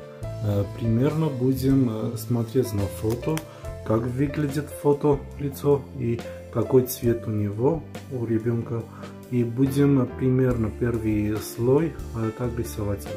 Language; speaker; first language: Russian; non-native, fluent; Armenian